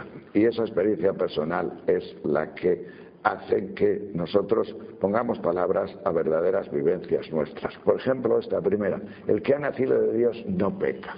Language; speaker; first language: Spanish; native; Spanish